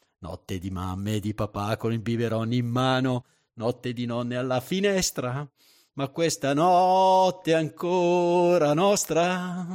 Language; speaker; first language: Italian; native; Italian